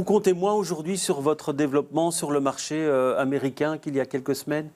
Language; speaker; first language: French; native; French